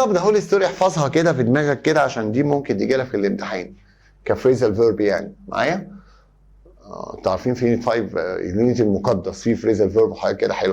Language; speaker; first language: Arabic; native; Arabic